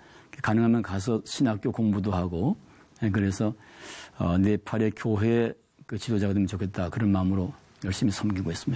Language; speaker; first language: Korean; native; Korean